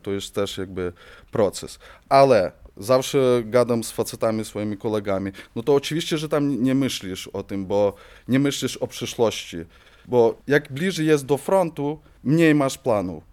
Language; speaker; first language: Polish; non-native, fluent; Ukrainian